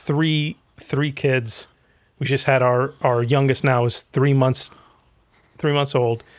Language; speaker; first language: English; early bilingual, other home language; Arabic